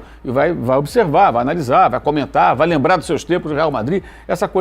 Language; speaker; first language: Portuguese; native; Portuguese